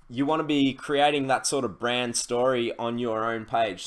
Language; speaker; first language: English; native; English